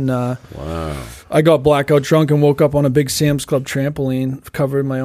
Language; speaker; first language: English; native; English